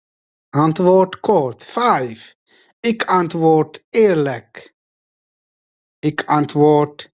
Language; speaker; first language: Dutch; non-native, fluent; Tigrinya